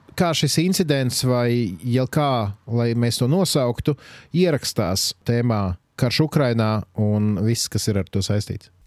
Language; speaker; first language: Latvian; native; Latvian